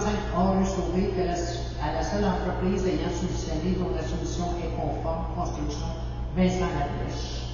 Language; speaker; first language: French; native; French